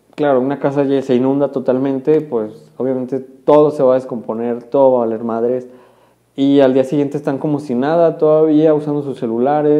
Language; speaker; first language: Spanish; native; Spanish